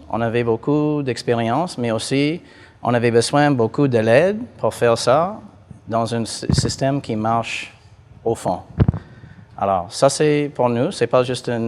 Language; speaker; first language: French; non-native, fluent; English